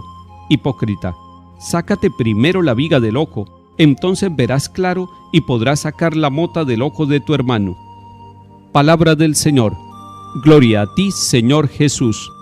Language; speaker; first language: Spanish; native; Spanish